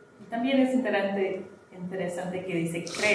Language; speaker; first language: Spanish; non-native, learner; English